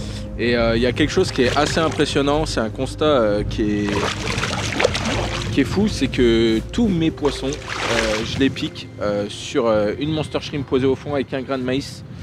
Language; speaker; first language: French; native; French